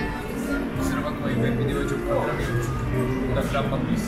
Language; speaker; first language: Turkish; non-native, fluent; Japanese